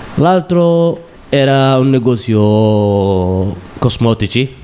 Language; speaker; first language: Italian; non-native, learner; Somali